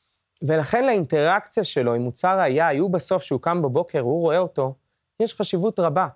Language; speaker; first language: Hebrew; native; Hebrew